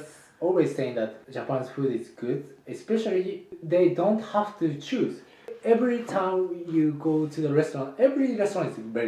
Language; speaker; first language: English; non-native, fluent; Japanese